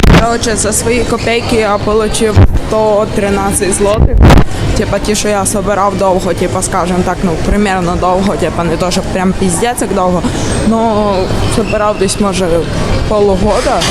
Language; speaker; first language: Ukrainian; native; Ukrainian